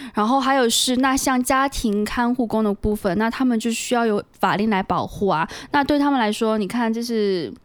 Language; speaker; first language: Chinese; native; Chinese